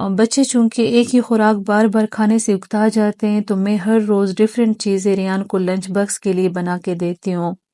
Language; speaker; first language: Urdu; non-native, local second language; Pashto